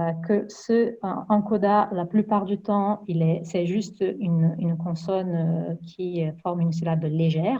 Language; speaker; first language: French; non-native, fluent; Portuguese